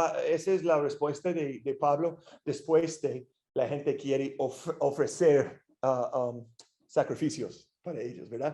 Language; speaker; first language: Spanish; non-native, fluent; English